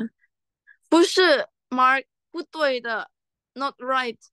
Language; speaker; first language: Chinese; non-native, fluent; Indonesian